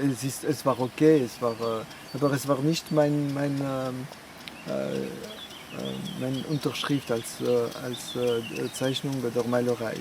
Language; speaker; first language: German; non-native, fluent; French